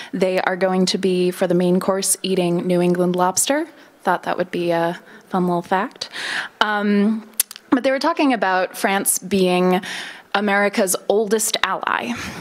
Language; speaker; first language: English; native; English